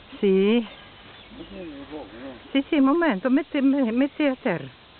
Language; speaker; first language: Italian; non-native, local second language; Ukrainian